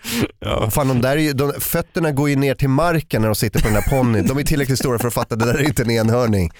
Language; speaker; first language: Swedish; native; Swedish